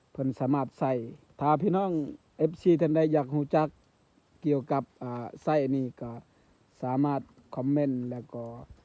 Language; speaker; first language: Lao; non-native, local second language; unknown